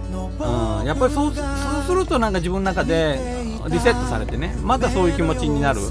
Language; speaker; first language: Japanese; native; Japanese